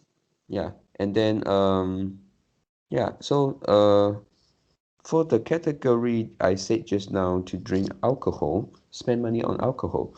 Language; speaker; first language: English; non-native, learner; Chinese